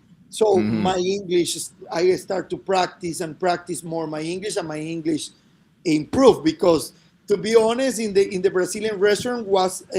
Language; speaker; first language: English; non-native, fluent; Spanish